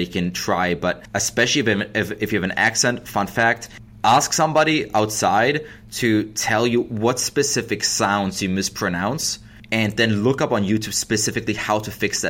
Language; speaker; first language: English; non-native, fluent; German